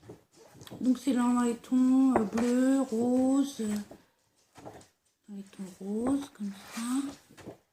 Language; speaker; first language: French; native; French